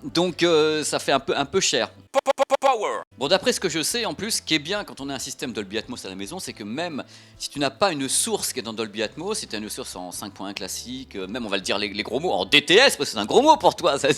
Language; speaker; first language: French; native; French